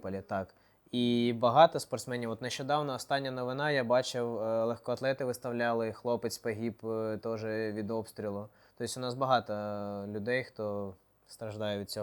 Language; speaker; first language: Ukrainian; non-native, local second language; Russian